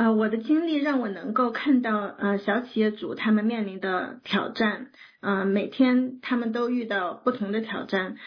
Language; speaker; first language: Chinese; native; Chinese